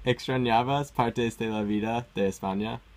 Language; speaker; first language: Spanish; non-native, learner; English